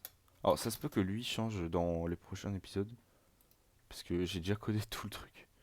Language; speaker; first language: French; native; French